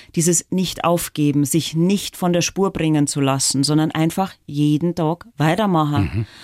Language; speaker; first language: German; native; German